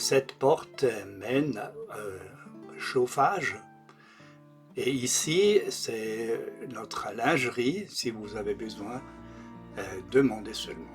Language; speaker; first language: French; non-native, local second language; German